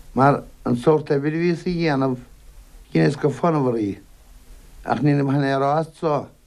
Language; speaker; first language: Irish; native; Irish